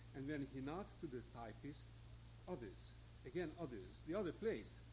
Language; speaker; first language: English; non-native, fluent; Hungarian